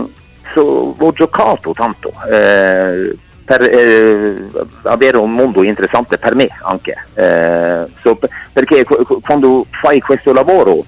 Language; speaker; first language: Italian; non-native, fluent; Norwegian